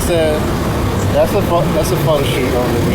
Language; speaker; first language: English; native; English